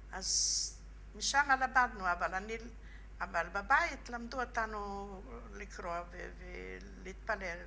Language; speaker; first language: Hebrew; non-native, fluent; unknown